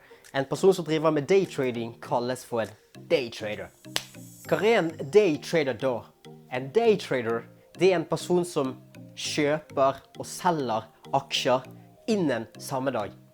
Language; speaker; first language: Norwegian; native; Norwegian